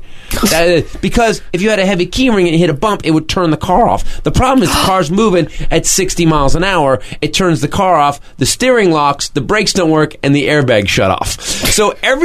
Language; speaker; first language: English; native; English